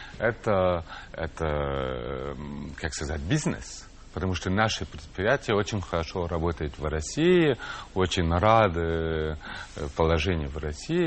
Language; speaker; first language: Russian; non-native, fluent; French